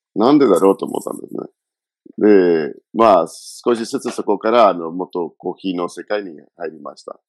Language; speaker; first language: Japanese; non-native, fluent; Spanish